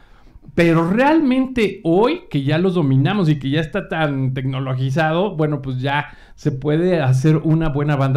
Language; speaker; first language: Spanish; native; Spanish